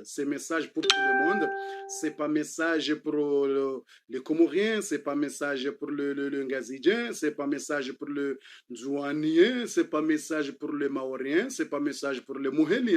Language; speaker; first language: French; non-native, learner; Comorian